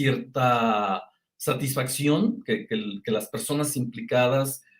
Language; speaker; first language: Spanish; native; Spanish